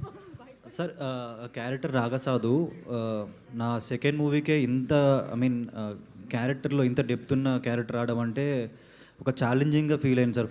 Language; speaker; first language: Telugu; native; Telugu